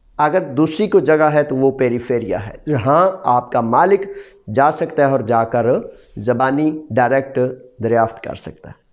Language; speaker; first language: Urdu; non-native, local second language; Punjabi